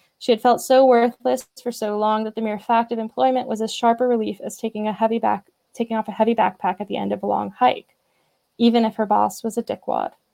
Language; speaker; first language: English; native; English